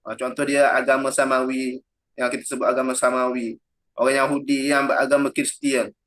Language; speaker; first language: Malay; native; Malay